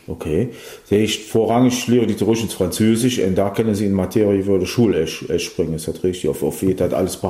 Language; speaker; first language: German; native; German